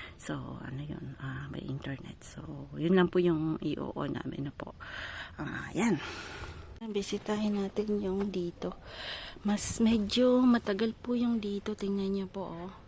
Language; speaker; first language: Filipino; native; Filipino